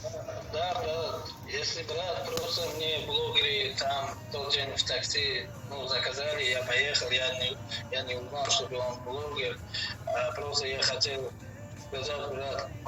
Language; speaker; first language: Russian; non-native, learner; Uzbek